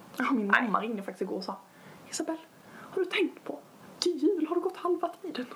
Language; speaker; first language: Swedish; native; Swedish